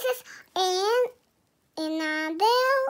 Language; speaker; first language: English; non-native, learner; Russian